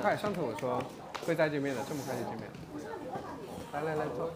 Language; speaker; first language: Chinese; native; Chinese